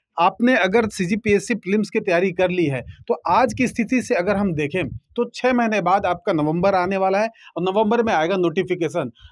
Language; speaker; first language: Hindi; native; Hindi